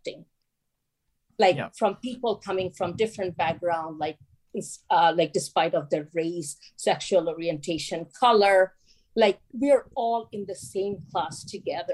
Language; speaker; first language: English; non-native, local second language; Bangla